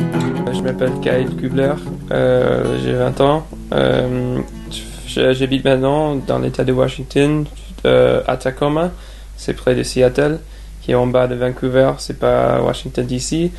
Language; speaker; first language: French; non-native, fluent; English